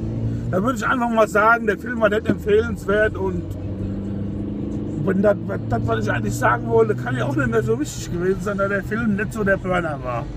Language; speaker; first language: German; native; German